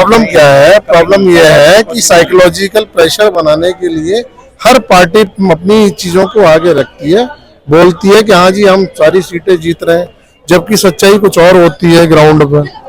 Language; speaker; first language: Hindi; native; Hindi